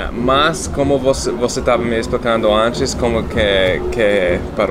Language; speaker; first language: Portuguese; non-native, fluent; English